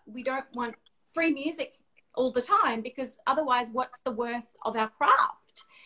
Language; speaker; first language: English; native; English